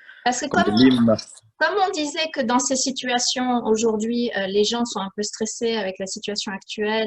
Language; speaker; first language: French; native; French